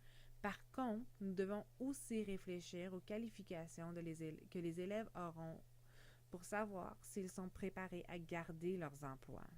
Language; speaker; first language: French; non-native, fluent; English